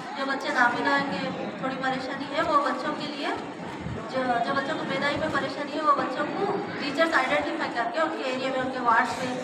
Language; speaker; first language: Hindi; non-native, local second language; Urdu